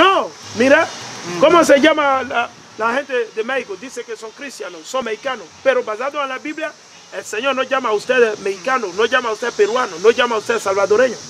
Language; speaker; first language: Spanish; non-native, learner; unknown